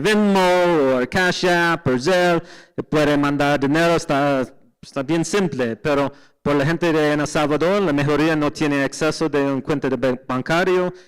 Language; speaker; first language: Spanish; non-native, learner; English